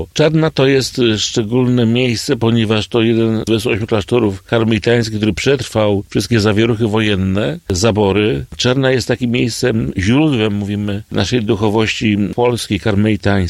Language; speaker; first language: Polish; native; Polish